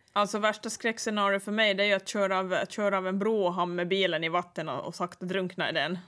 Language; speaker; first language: Swedish; native; Swedish